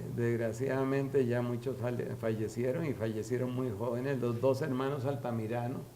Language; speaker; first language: Spanish; early bilingual, other home language; Yiddish